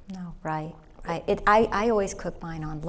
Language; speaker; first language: English; native; English